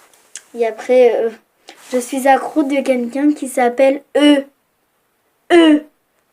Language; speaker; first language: French; native; French